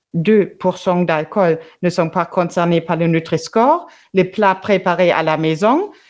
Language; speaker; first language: French; non-native, fluent; German